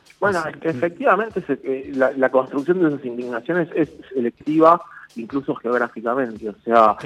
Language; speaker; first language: Spanish; native; Spanish